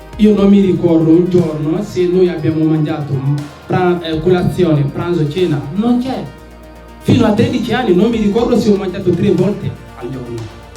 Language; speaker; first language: Italian; non-native, fluent; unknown